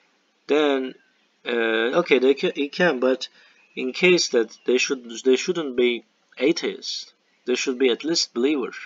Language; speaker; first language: English; non-native, fluent; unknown